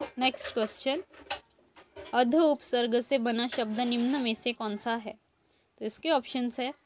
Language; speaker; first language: Hindi; native; Hindi